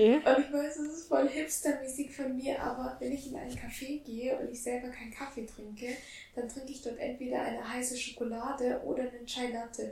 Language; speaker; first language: German; native; German